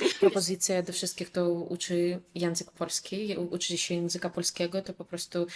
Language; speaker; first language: Polish; non-native, fluent; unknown